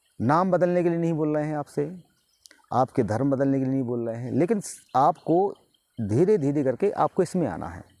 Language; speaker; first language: Hindi; native; Hindi